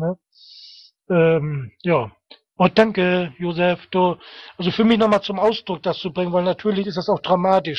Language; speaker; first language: German; native; German